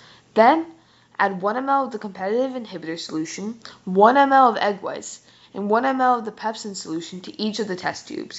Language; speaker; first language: English; native; English